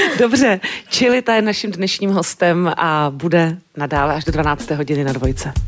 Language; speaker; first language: Czech; native; Czech